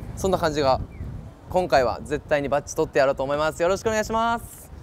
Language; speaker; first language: Japanese; native; Japanese